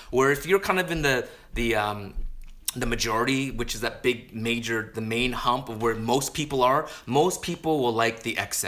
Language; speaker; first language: English; native; English